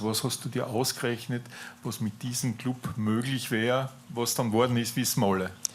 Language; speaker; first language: German; native; German